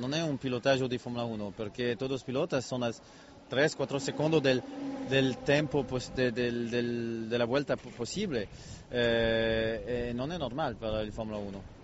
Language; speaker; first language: Spanish; non-native, learner; French